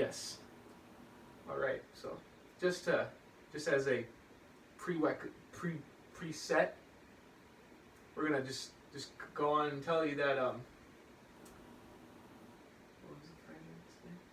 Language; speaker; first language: English; native; English